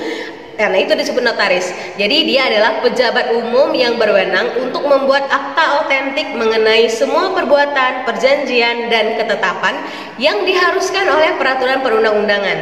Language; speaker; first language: Indonesian; native; Indonesian